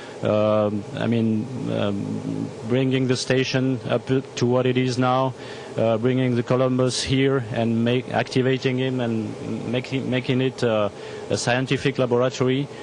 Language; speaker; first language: English; non-native, fluent; French